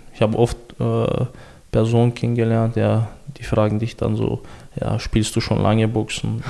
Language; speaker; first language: German; early bilingual, other home language; Chechen